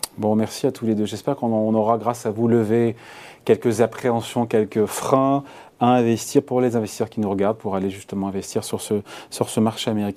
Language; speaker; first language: French; native; French